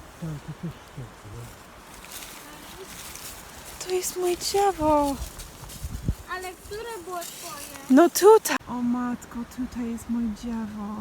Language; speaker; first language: Polish; non-native, learner; English